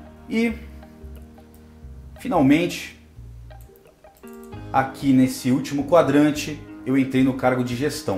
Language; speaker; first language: Portuguese; native; Portuguese